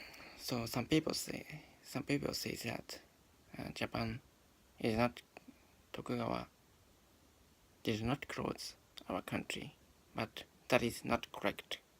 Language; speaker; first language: English; non-native, learner; Japanese